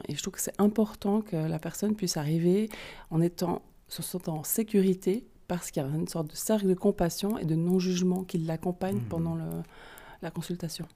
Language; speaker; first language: French; native; French